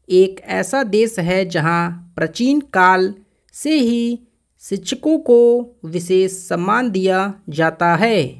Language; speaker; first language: Hindi; native; Hindi